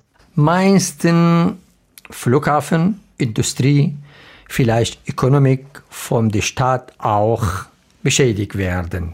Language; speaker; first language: German; non-native, learner; Arabic